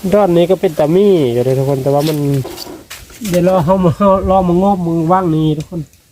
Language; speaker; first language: Thai; native; Thai